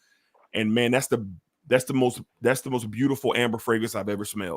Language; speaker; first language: English; native; English